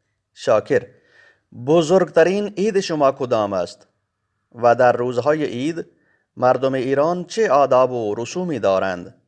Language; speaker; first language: Persian; non-native, fluent; Urdu